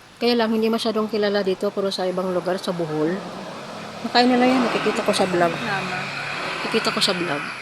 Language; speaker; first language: Filipino; native; Filipino